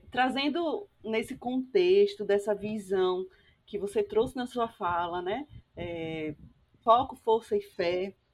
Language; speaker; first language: Portuguese; native; Portuguese